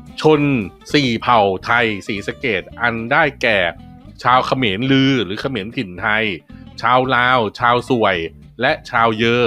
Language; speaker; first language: Thai; native; Thai